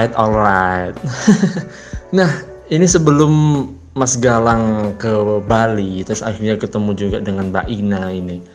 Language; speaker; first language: Indonesian; native; Indonesian